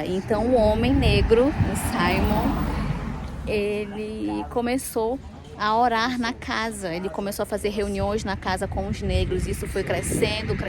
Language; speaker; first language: Portuguese; native; Portuguese